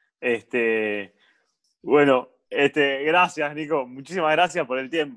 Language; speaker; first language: Spanish; native; Spanish